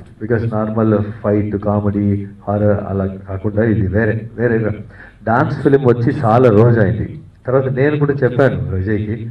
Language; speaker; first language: Telugu; non-native, fluent; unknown